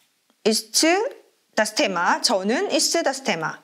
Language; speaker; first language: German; non-native, fluent; Korean